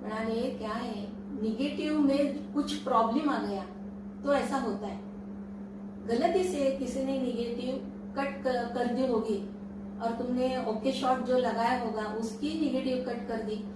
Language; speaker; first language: Hindi; non-native, local second language; Marathi